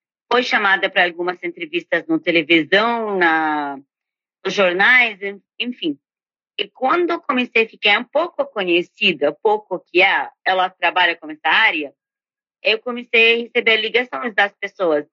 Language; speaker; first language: Portuguese; non-native, fluent; Arabic